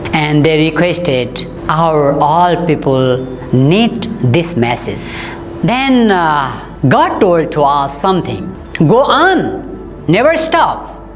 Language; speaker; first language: English; non-native, local second language; Nepali